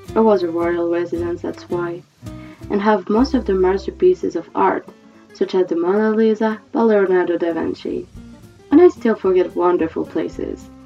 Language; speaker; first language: English; non-native, fluent; French